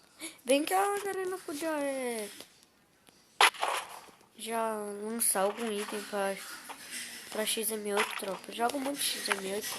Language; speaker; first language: Portuguese; native; Portuguese